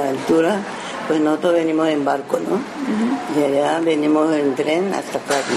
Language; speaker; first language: Spanish; early bilingual, other home language; Japanese